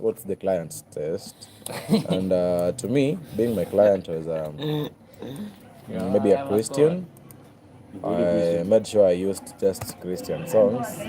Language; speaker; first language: English; non-native, local second language; Swahili